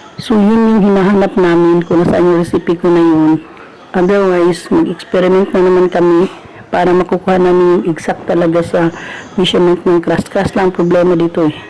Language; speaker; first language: Filipino; non-native, local second language; Cebuano